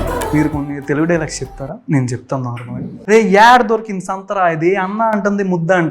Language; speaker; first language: Telugu; native; Telugu